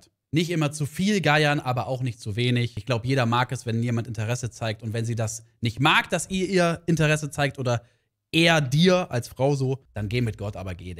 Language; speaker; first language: German; native; German